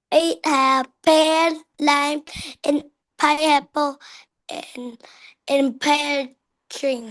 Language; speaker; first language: English; non-native, learner; Vietnamese